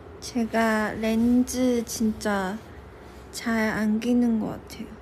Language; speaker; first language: Korean; non-native, local second language; Chinese